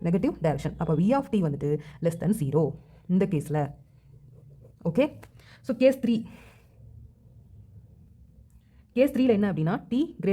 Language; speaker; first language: Tamil; native; Tamil